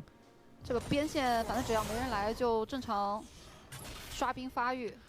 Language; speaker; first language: Chinese; native; Chinese